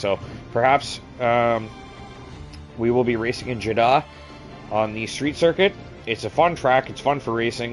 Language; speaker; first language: English; native; English